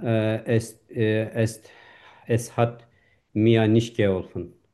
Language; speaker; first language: German; non-native, fluent; Turkish